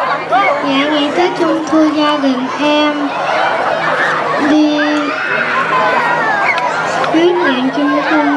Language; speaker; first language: Vietnamese; early bilingual, heritage; Vietnamese